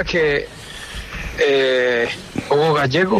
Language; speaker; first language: Spanish; native; Spanish